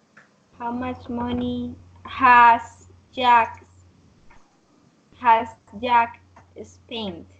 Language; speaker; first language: English; non-native, learner; Spanish